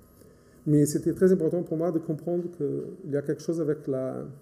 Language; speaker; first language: French; non-native, fluent; Portuguese